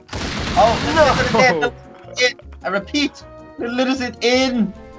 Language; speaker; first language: English; native; English